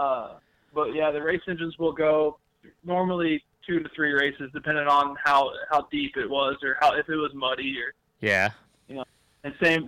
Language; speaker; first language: English; native; English